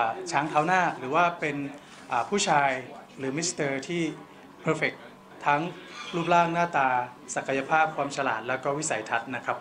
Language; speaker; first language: Thai; native; Thai